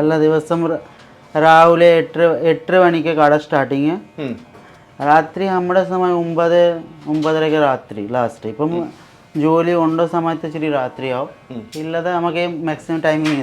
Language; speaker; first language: Malayalam; non-native, local second language; Bangla